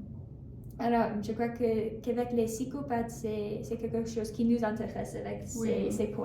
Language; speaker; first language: French; non-native, learner; English